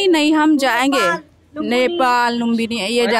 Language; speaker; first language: Hindi; non-native, local second language; Marathi